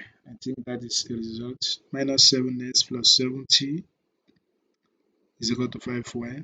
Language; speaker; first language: English; non-native, local second language; Yoruba